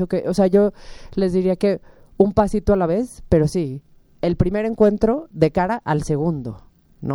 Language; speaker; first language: Spanish; native; Spanish